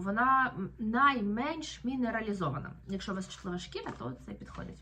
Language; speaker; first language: Ukrainian; native; Ukrainian